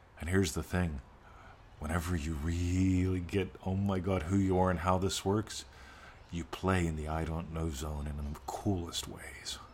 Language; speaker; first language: English; native; English